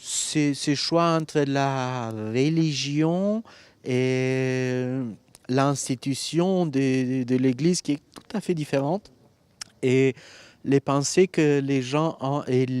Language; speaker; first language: French; non-native, fluent; Romanian